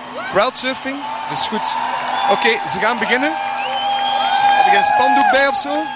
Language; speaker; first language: Dutch; native; Dutch